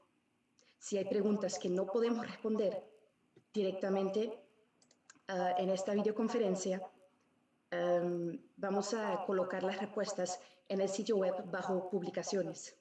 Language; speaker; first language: Spanish; non-native, fluent; Dutch